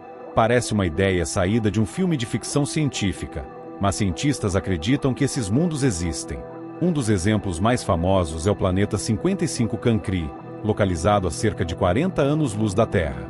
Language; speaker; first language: Portuguese; native; Portuguese